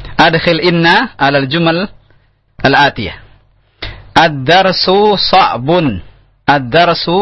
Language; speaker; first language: Arabic; non-native, fluent; Indonesian